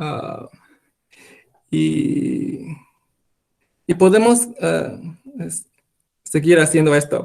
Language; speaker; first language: Spanish; non-native, fluent; English